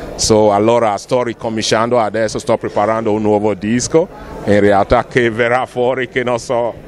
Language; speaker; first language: Italian; non-native, fluent; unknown